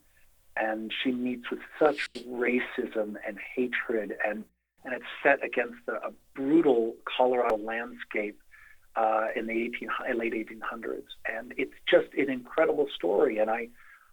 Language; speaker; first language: English; native; English